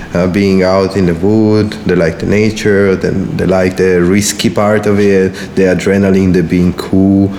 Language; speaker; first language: English; non-native, fluent; Italian